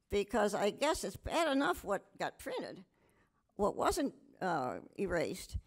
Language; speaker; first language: English; native; English